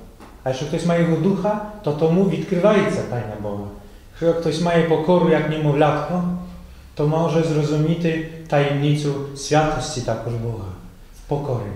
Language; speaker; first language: Ukrainian; non-native, fluent; Polish